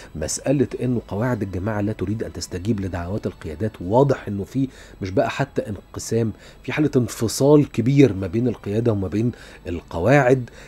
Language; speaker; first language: Arabic; native; Arabic